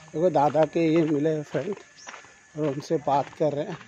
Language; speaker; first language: Hindi; non-native, local second language; Marathi